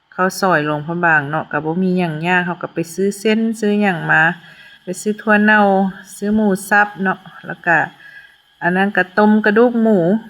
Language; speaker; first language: Lao; native; Lao